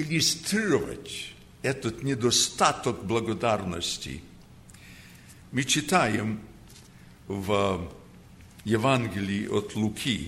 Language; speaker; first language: Russian; early bilingual, heritage; Russian